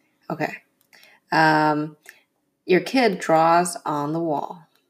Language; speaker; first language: English; non-native, fluent; Chinese